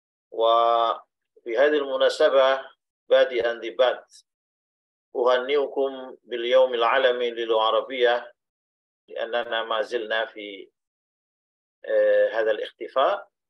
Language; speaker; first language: Arabic; non-native, fluent; Indonesian